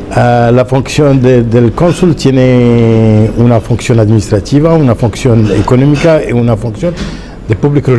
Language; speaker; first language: Spanish; non-native, fluent; Arabic